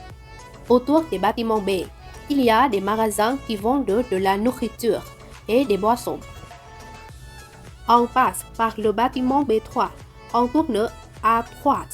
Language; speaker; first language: French; non-native, learner; Vietnamese